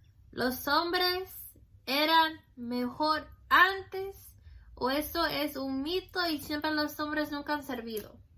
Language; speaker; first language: Spanish; early bilingual, heritage; Spanish